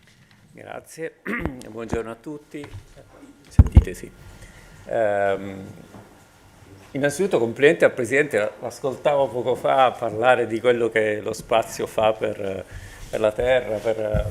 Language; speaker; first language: Italian; native; Italian